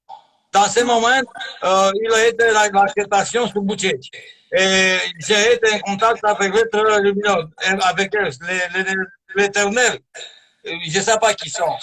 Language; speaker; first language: French; non-native, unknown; Romanian